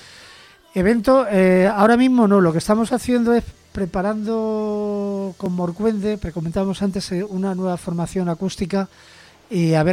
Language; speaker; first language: Spanish; native; Spanish